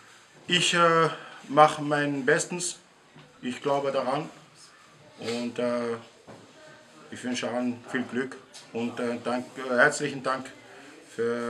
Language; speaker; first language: German; early bilingual, other home language; Arabic